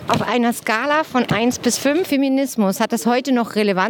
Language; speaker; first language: German; native; German